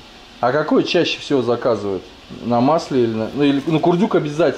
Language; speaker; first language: Russian; native; Russian